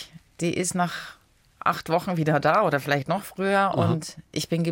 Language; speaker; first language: German; early bilingual, other home language; Italian